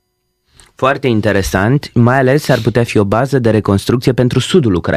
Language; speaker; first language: Romanian; native; Romanian